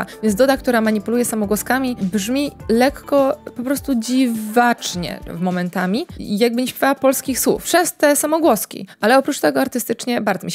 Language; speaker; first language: Polish; native; Polish